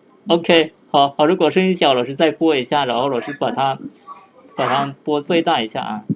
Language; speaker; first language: Chinese; non-native, fluent; Lao